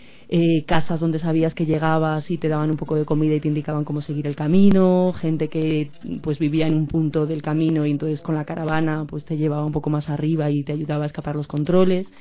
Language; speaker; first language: Spanish; native; Spanish